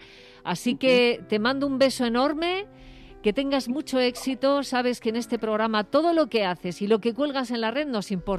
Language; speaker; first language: Spanish; native; Spanish